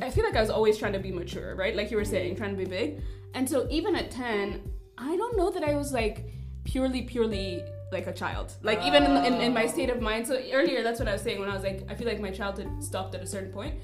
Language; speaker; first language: English; non-native, local second language; Kinyarwanda